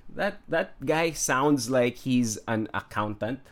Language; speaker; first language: English; non-native, local second language; Filipino